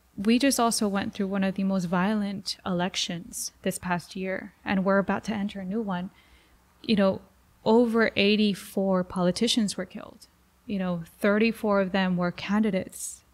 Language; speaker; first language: English; early bilingual, other home language; Spanish